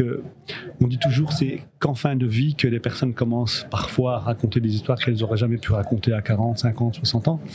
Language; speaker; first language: French; early bilingual, other home language; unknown